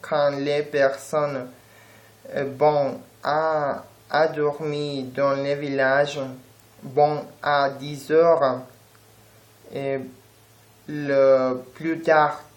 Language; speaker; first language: French; non-native, learner; Spanish